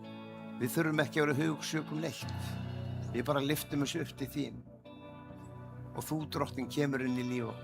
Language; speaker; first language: Icelandic; native; Icelandic